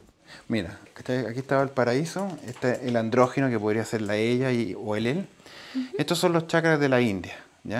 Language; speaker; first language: Spanish; native; Spanish